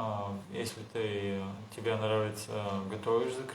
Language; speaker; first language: Russian; non-native, learner; Bulgarian